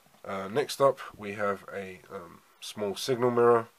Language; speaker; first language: English; native; English